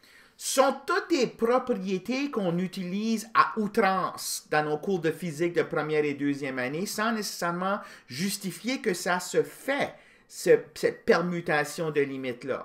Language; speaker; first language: French; native; French